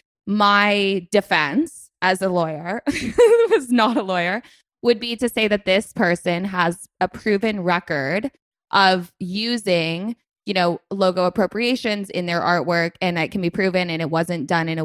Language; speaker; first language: English; native; English